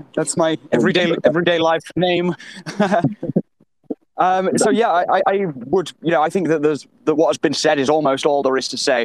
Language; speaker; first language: English; native; English